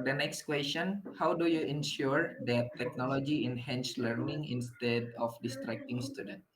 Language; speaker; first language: English; non-native, learner; Indonesian